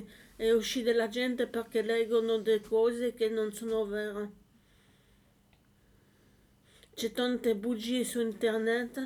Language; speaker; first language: Italian; non-native, learner; French